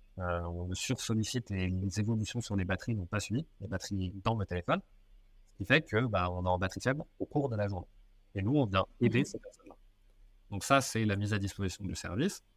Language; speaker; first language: French; native; French